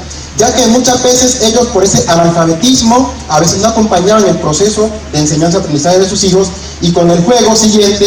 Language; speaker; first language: Spanish; native; Spanish